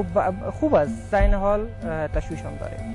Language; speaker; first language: Persian; native; Persian